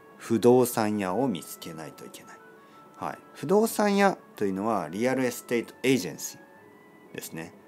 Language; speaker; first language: Japanese; native; Japanese